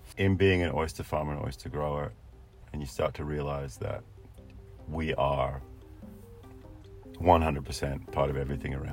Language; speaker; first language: English; native; English